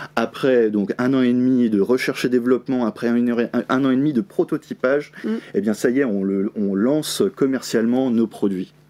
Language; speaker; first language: French; native; French